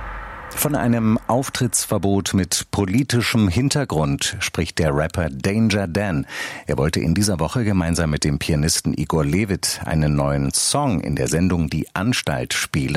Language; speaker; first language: German; native; German